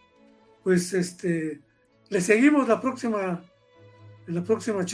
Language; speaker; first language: Spanish; native; Spanish